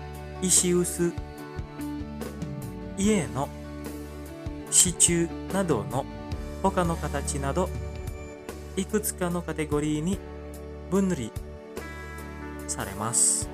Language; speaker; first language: Japanese; non-native, fluent; Indonesian